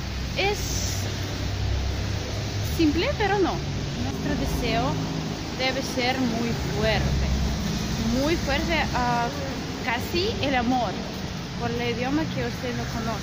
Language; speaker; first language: Spanish; non-native, fluent; Russian